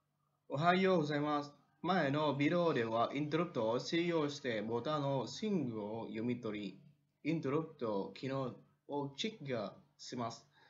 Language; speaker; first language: Japanese; non-native, learner; Vietnamese